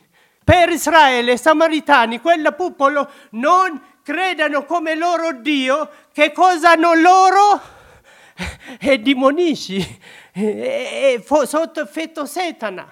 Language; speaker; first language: Italian; non-native, learner; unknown